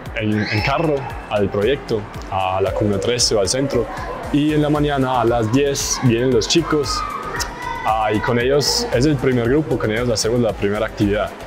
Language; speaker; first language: Spanish; non-native, fluent; German